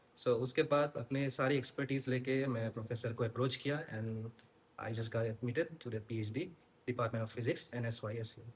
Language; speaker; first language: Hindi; non-native, local second language; Assamese